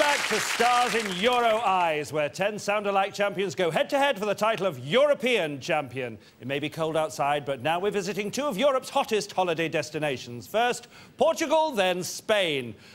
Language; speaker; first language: English; native; English